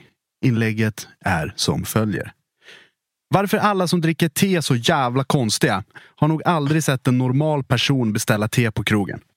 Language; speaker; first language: Swedish; native; Swedish